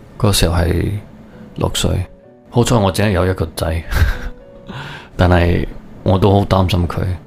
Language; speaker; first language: Cantonese; early bilingual, heritage; Cantonese